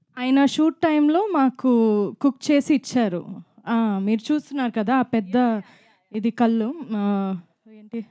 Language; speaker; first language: Telugu; non-native, fluent; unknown